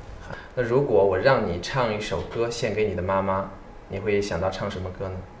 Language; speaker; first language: Chinese; native; Chinese